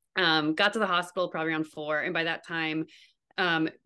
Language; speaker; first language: English; native; English